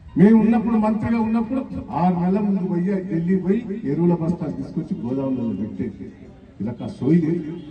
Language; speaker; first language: Telugu; native; Telugu